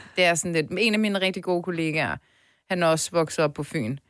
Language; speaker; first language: Danish; early bilingual, heritage; Serbian